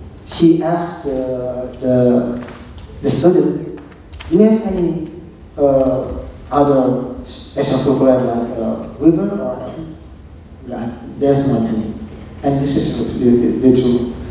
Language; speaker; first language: English; non-native, local second language; Indonesian